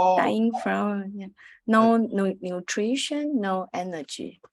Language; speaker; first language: English; non-native, learner; Chinese